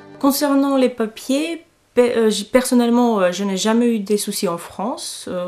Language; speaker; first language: French; non-native, fluent; Macedonian